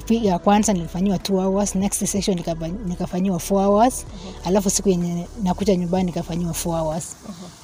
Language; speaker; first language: Swahili; non-native, local second language; Kalenjin